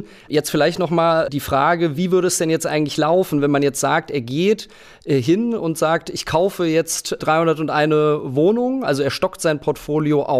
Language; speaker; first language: German; native; German